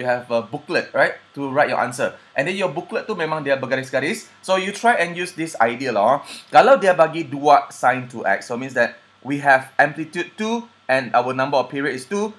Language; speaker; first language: English; non-native, local second language; Chinese